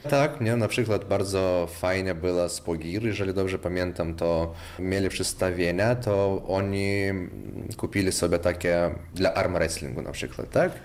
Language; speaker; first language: Polish; non-native, local second language; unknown